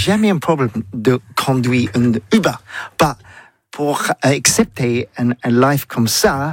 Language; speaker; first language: French; non-native, learner; English